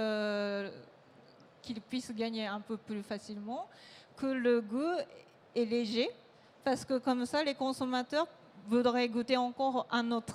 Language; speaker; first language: French; non-native, fluent; Japanese